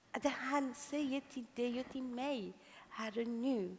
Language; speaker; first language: Swedish; non-native, fluent; Persian